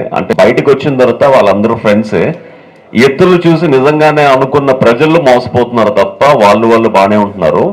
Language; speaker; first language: Telugu; native; Telugu